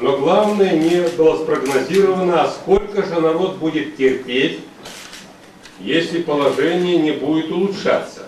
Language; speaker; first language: Russian; native; Russian